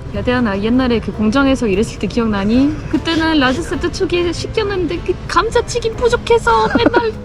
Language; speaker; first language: Korean; non-native, fluent; French